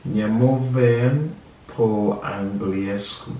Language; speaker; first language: Polish; non-native, learner; English